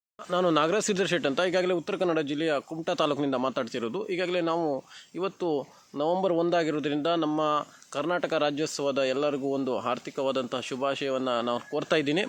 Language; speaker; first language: Kannada; non-native, local second language; Konkani